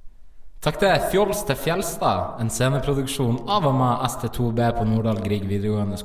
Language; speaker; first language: Norwegian; native; Norwegian